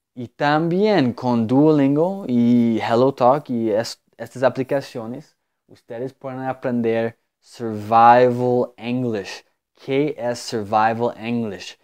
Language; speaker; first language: Spanish; non-native, fluent; English